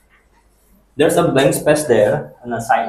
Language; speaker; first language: English; non-native, fluent; Indonesian